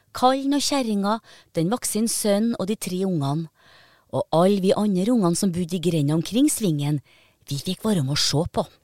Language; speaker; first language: Norwegian; native; Norwegian